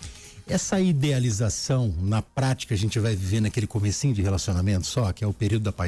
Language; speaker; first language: Portuguese; native; Portuguese